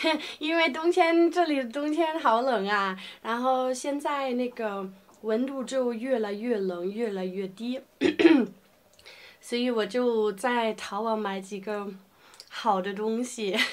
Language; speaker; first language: Chinese; non-native, fluent; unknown